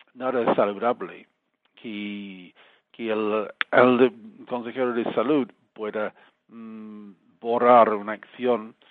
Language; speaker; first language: Spanish; non-native, fluent; English